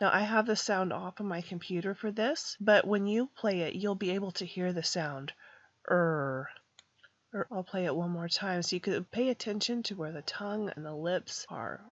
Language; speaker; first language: English; native; English